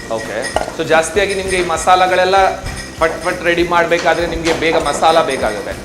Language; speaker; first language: Kannada; non-native, local second language; Tulu